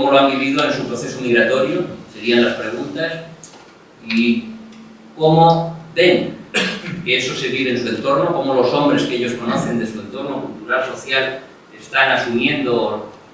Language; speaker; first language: Spanish; non-native, local second language; Catalan